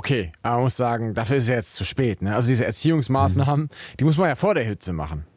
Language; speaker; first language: German; native; German